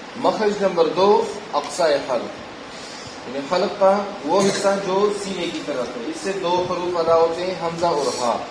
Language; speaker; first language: Urdu; non-native, local second language; Pashto